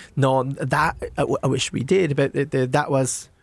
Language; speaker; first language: English; non-native, fluent; Japanese